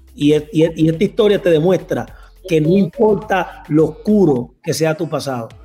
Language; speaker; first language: Spanish; native; Spanish